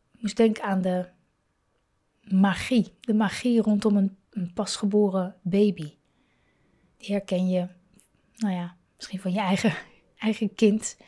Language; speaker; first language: Dutch; native; Dutch